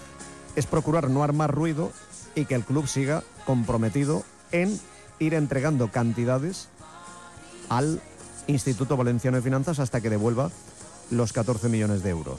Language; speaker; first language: Spanish; native; Spanish